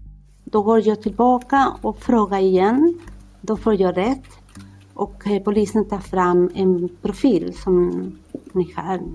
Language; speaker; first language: Swedish; non-native, fluent; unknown